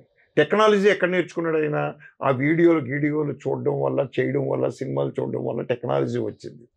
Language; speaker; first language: Telugu; native; Telugu